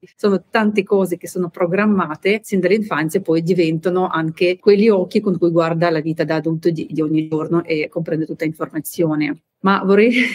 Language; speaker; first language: Italian; non-native, fluent; Ukrainian